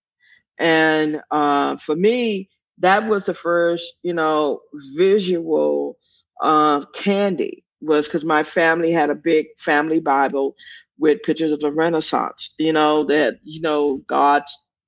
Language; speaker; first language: English; native; English